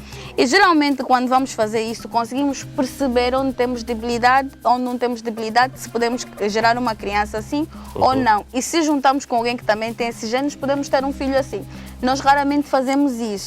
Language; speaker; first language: Portuguese; native; Portuguese